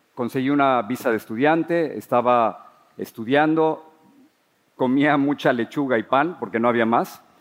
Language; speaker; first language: Spanish; native; Spanish